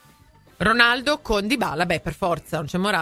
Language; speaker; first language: Italian; native; Italian